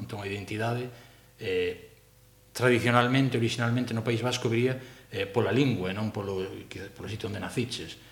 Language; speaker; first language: Galician; non-native, local second language; Spanish